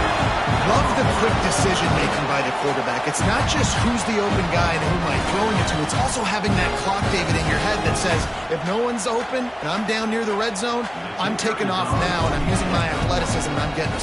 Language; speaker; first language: English; native; English